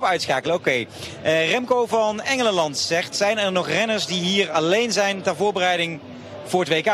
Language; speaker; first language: Dutch; native; Dutch